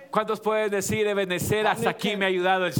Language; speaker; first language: Spanish; native; Spanish